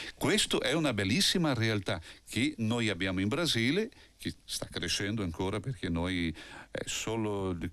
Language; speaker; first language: Italian; non-native, fluent; Portuguese